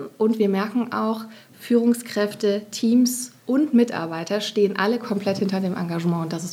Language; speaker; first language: German; native; German